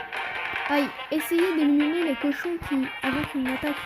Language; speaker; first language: French; native; French